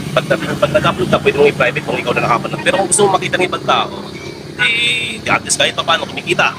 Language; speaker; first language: Filipino; non-native, local second language; Iloko